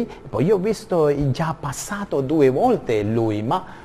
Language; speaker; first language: Italian; non-native, learner; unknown